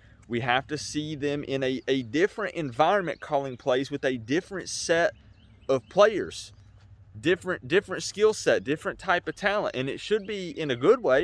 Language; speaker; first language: English; native; English